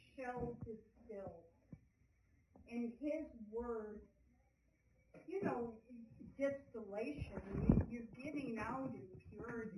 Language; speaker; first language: English; native; English